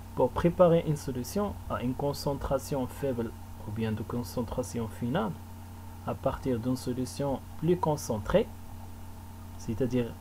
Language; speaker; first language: French; non-native, local second language; Arabic